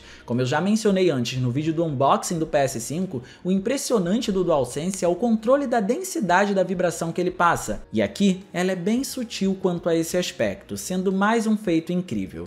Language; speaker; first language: Portuguese; native; Portuguese